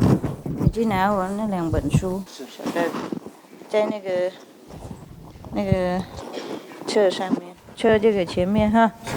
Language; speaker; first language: Chinese; non-native, fluent; Vietnamese